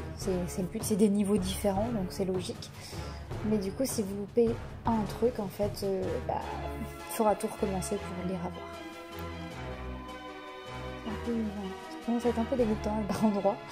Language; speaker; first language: French; native; French